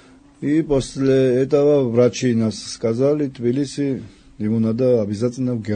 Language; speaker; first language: Russian; non-native, fluent; Georgian